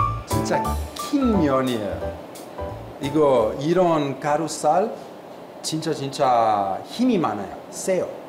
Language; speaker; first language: Korean; non-native, fluent; Italian